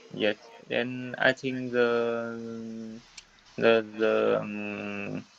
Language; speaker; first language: English; non-native, learner; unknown